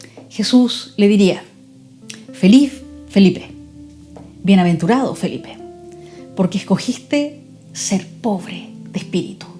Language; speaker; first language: Spanish; native; Spanish